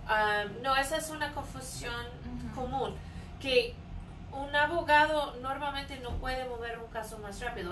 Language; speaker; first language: Spanish; non-native, fluent; English